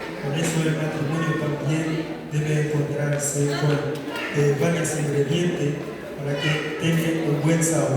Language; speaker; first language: Spanish; non-native, fluent; Haitian Creole